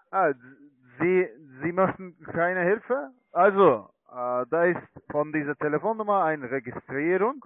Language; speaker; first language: German; non-native, learner; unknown